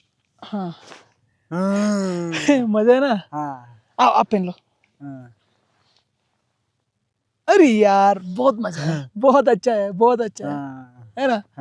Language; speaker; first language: Hindi; non-native, local second language; Kannada